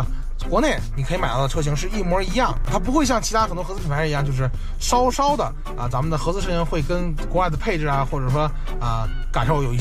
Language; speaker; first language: Chinese; native; Chinese